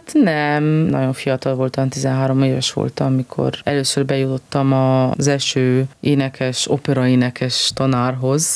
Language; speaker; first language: Hungarian; non-native, fluent; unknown